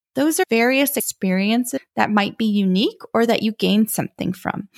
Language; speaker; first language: English; early bilingual, other home language; German